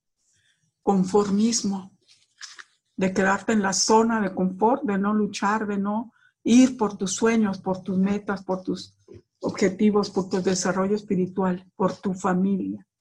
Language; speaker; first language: Spanish; native; Spanish